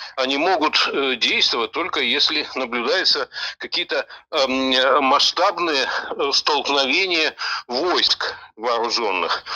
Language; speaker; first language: Russian; native; Russian